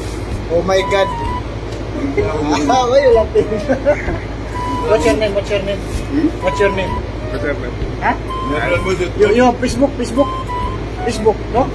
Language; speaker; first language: English; non-native, learner; Filipino